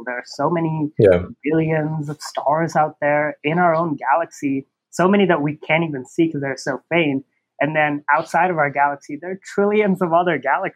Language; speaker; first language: English; non-native, local second language; Bangla